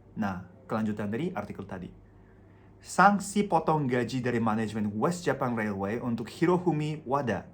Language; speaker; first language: Indonesian; non-native, fluent; Japanese